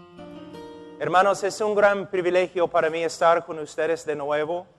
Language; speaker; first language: Spanish; non-native, fluent; English